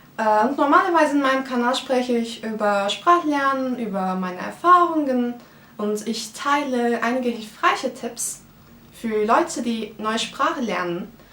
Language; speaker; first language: German; non-native, fluent; Turkish